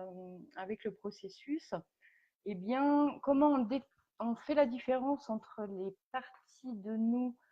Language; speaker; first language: French; native; French